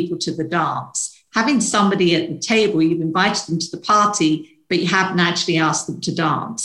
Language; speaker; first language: English; native; English